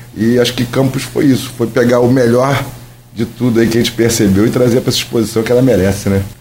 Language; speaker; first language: Portuguese; native; Portuguese